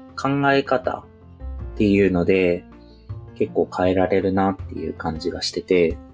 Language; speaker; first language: Japanese; native; Japanese